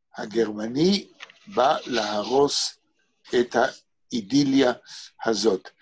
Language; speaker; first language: Hebrew; native; Hebrew